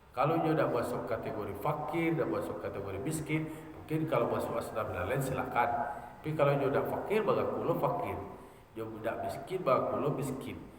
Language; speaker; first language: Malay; non-native, local second language; Minangkabau